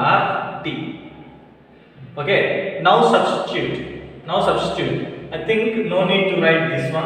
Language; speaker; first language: English; non-native, local second language; Telugu